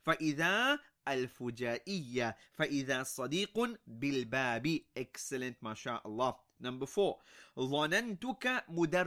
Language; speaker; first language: Arabic; non-native, fluent; English